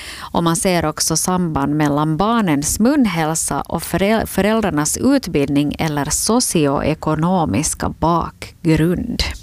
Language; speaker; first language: Swedish; native; Swedish